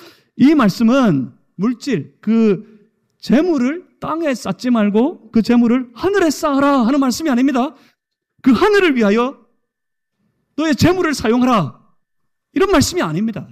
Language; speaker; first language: Korean; native; Korean